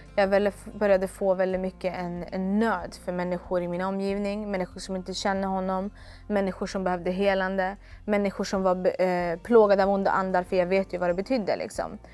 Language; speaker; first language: Swedish; native; Swedish